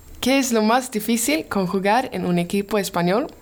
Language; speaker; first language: Spanish; non-native, learner; Swedish